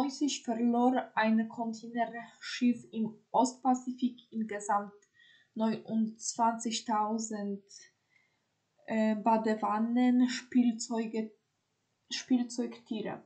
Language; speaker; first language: German; non-native, fluent; Polish